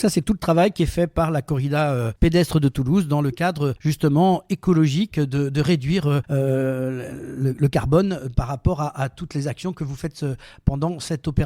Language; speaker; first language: French; native; French